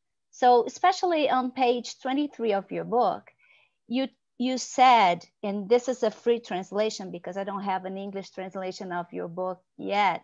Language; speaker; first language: English; non-native, fluent; Portuguese